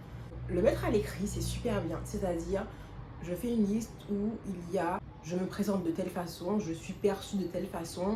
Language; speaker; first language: French; native; French